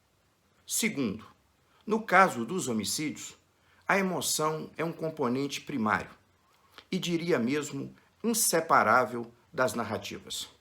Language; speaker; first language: Portuguese; native; Portuguese